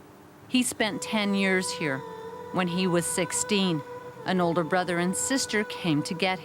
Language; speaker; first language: English; native; English